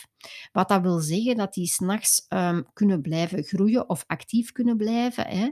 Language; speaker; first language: Dutch; native; Dutch